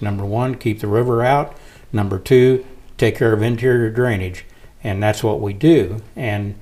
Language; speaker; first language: English; native; English